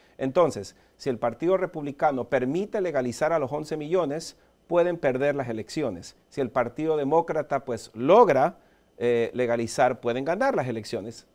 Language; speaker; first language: Spanish; early bilingual, heritage; Spanish